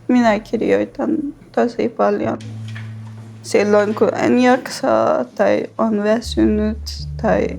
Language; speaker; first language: Finnish; non-native, fluent; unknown